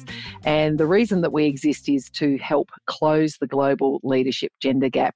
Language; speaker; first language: English; native; English